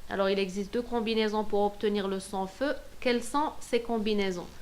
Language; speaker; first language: French; non-native, local second language; Arabic